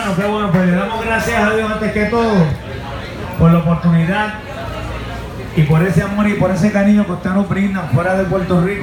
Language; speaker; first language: Spanish; native; Spanish